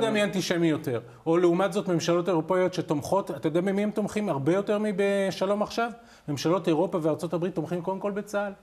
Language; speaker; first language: Hebrew; native; Hebrew